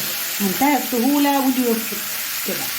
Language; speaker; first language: Arabic; native; Arabic